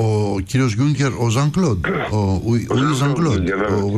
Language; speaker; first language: Greek; native; Greek